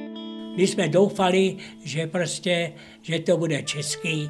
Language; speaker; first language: Czech; early bilingual, heritage; Czech